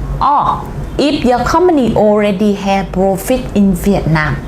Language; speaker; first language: English; non-native, learner; Vietnamese